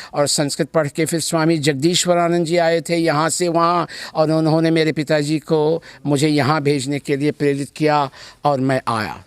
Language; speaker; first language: Hindi; early bilingual, heritage; Hindi